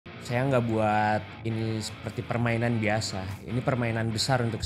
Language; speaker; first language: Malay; non-native, local second language; Indonesian